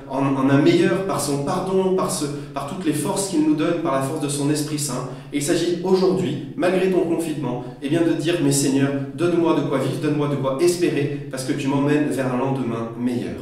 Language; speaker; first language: French; native; French